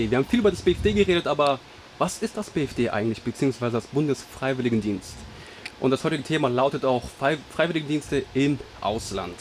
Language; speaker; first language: German; native; German